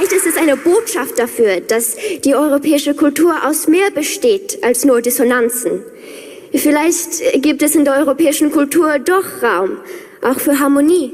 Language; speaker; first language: German; non-native, fluent; English